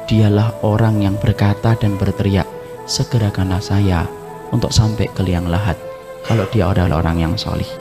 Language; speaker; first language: Indonesian; native; Indonesian